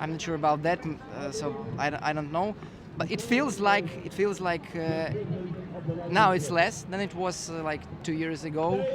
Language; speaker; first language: English; non-native, fluent; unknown